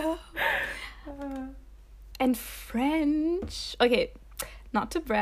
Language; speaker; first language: English; non-native, local second language; French